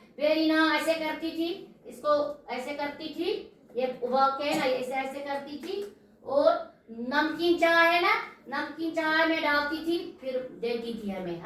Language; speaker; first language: Hindi; non-native, local second language; Kashmiri